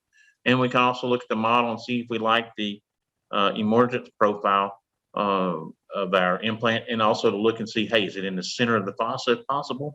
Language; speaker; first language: English; native; English